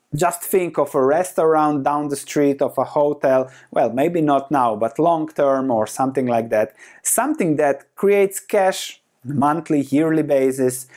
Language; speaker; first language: English; non-native, fluent; Croatian